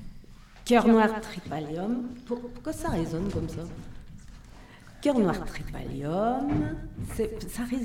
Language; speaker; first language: French; native; French